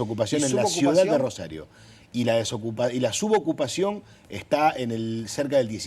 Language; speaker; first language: Spanish; native; Spanish